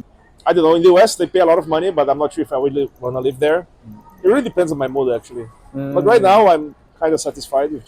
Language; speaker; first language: English; non-native, fluent; Portuguese